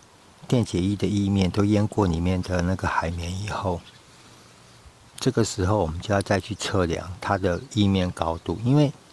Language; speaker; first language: Chinese; native; Chinese